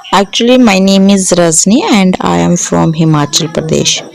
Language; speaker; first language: English; non-native, learner; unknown